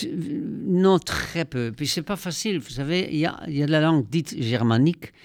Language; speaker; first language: French; non-native, fluent; Dutch